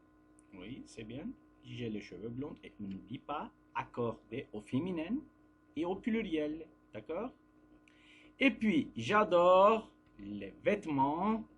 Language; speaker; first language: French; non-native, fluent; Turkish